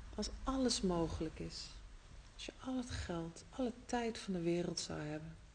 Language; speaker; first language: Dutch; native; Dutch